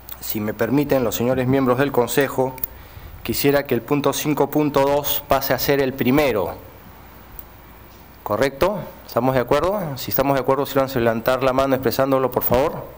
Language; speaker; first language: Spanish; native; Spanish